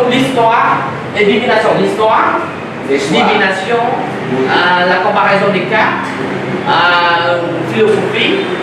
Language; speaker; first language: French; non-native, learner; Vietnamese